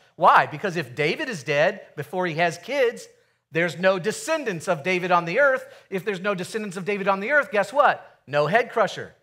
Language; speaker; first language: English; native; English